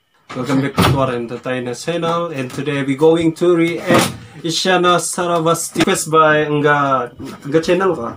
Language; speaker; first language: English; non-native, local second language; Malay